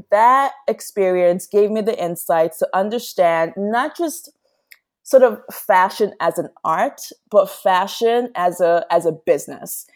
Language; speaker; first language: English; non-native, local second language; Yoruba